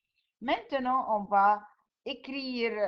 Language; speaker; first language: French; non-native, fluent; Arabic